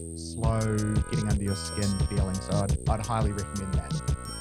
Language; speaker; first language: English; native; English